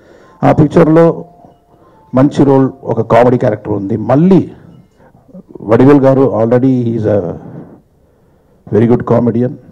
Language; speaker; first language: Telugu; non-native, fluent; Tamil